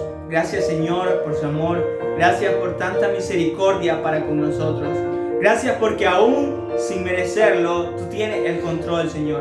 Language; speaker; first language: Spanish; native; Spanish